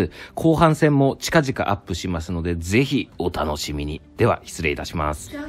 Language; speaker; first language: Japanese; native; Japanese